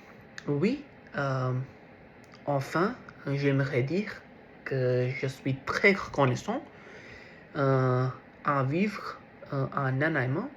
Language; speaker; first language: French; non-native, learner; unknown